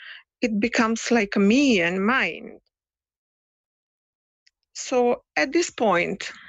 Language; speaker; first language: English; non-native, fluent; Italian